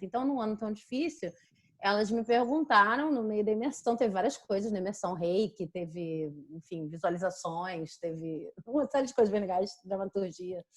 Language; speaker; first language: Portuguese; native; Portuguese